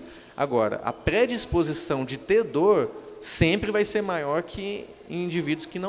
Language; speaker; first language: Portuguese; native; Portuguese